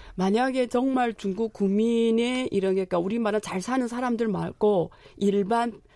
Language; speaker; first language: Korean; early bilingual, heritage; Korean